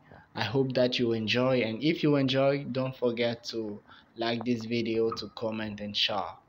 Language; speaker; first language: English; non-native, fluent; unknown